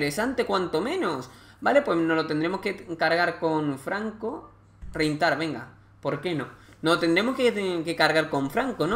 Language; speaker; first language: Spanish; native; Spanish